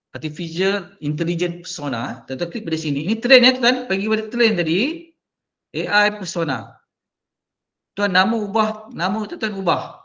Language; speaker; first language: Malay; native; Malay